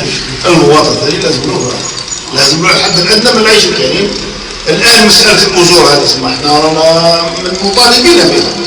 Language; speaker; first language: Arabic; native; Arabic